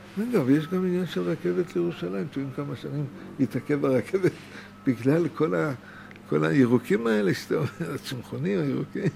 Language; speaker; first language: Hebrew; native; Hebrew